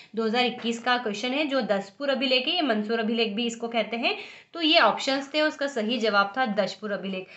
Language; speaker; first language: Hindi; native; Hindi